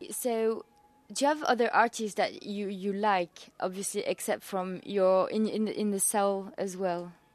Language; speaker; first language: English; non-native, fluent; French